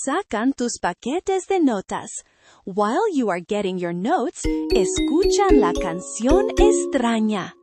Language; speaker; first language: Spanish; non-native, fluent; English